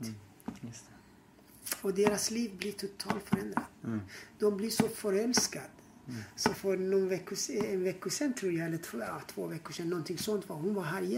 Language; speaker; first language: Swedish; non-native, fluent; Persian